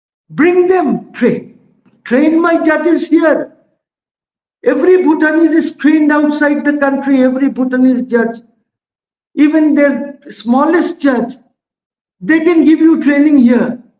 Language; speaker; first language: English; non-native, local second language; Bangla